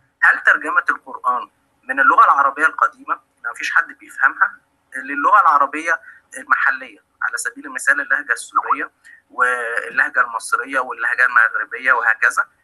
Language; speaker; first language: Arabic; native; Arabic